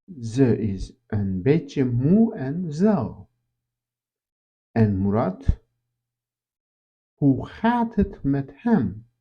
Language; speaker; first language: Dutch; non-native, fluent; Turkish